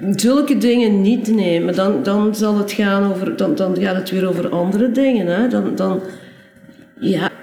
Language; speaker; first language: Dutch; native; Dutch